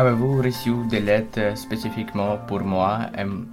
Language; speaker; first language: French; non-native, learner; Ukrainian